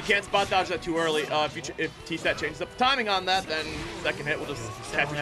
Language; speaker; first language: English; native; English